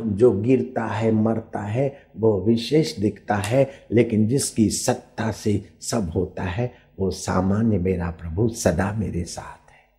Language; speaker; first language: Hindi; non-native, local second language; Sindhi